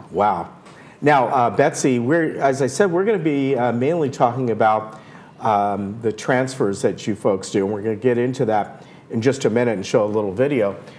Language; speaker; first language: English; native; English